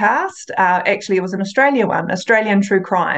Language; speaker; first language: English; native; English